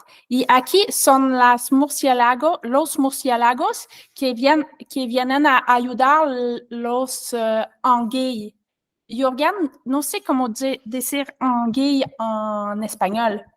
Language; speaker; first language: Spanish; non-native, learner; French